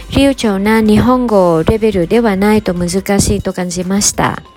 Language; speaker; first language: Japanese; non-native, fluent; Vietnamese